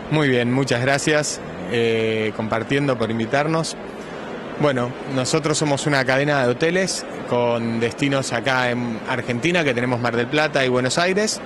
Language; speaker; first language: Spanish; native; Spanish